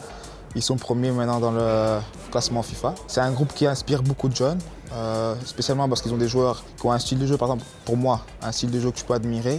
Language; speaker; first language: French; early bilingual, other home language; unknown